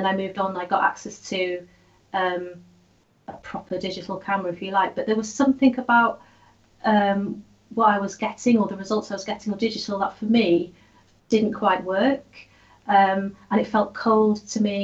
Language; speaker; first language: English; native; English